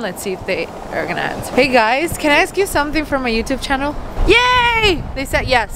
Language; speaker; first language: English; non-native, fluent; Italian